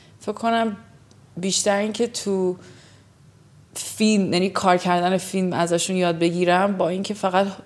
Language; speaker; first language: Persian; early bilingual, heritage; Persian